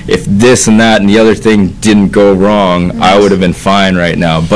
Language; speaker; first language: English; native; English